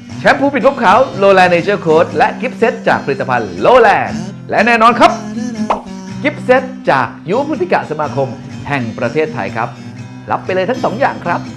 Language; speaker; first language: Thai; native; Thai